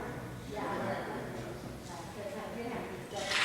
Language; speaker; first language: German; non-native, learner; Slovak